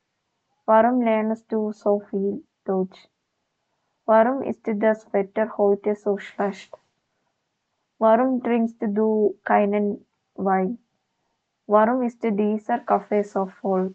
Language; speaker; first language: German; non-native, learner; Malayalam